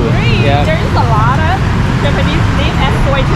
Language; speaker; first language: English; non-native, learner; Thai